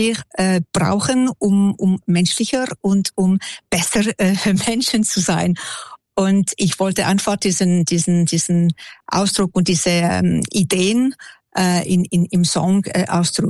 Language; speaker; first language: German; non-native, local second language; French